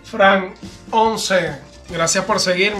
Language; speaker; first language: Spanish; native; Spanish